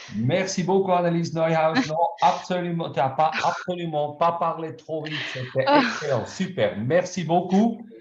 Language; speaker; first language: French; non-native, local second language; German